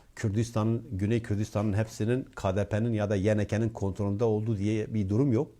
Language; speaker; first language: Turkish; non-native, local second language; Kurdish